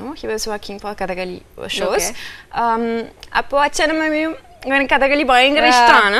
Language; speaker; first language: Malayalam; non-native, fluent; French